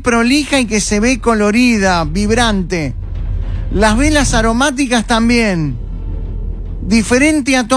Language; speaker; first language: Spanish; native; Spanish